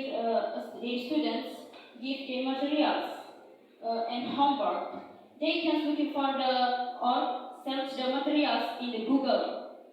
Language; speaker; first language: English; non-native, learner; Indonesian